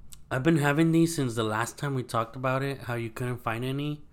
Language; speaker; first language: English; early bilingual, other home language; Spanish